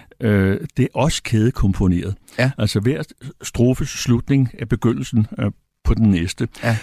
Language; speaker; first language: Danish; native; Danish